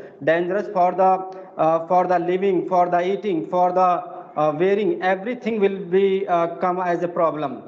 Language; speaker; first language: English; non-native, fluent; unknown